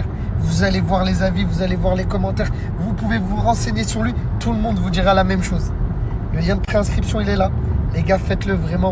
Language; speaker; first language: French; native; French